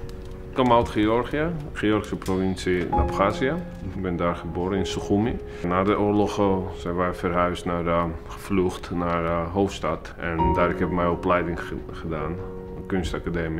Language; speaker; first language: Dutch; non-native, fluent; Georgian